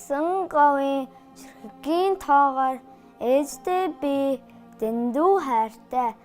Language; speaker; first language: Mongolian; early bilingual, heritage; Mongolian